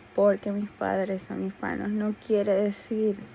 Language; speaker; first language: Spanish; native; Spanish